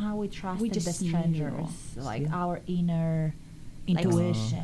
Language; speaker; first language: English; non-native, fluent; Polish